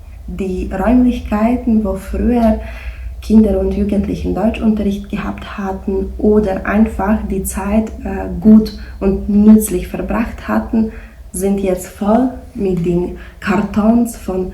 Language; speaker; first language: German; early bilingual, heritage; German